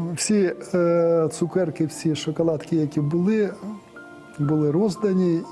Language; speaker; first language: Ukrainian; native; Ukrainian